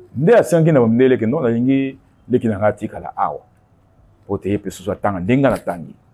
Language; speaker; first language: Lingala; non-native, local second language; Kongo